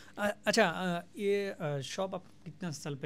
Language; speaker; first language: Hindi; non-native, learner; Bangla